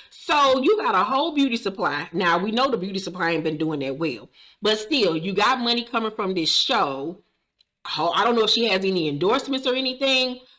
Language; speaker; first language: English; native; English